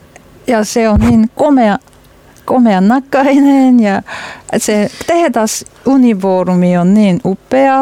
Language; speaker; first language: Finnish; non-native, learner; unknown